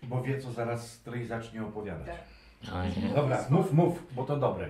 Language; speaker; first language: Polish; native; Polish